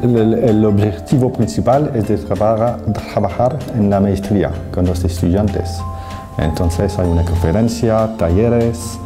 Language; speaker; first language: Spanish; non-native, fluent; French